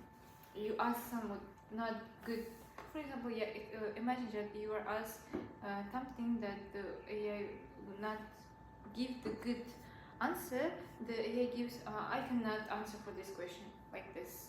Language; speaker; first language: English; non-native, learner; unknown